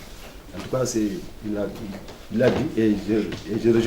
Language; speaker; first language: French; non-native, local second language; Wolof